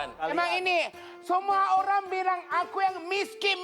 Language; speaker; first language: Indonesian; non-native, fluent; Japanese